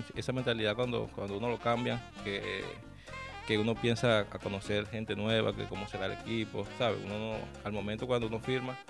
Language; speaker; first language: Spanish; native; Spanish